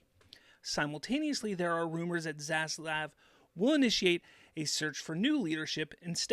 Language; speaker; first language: English; native; English